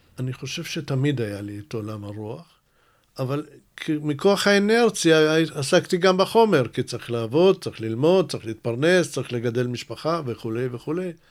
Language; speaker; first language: Hebrew; early bilingual, other home language; Russian